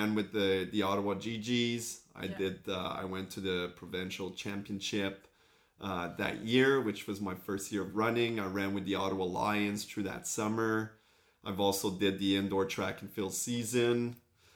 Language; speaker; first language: English; non-native, fluent; French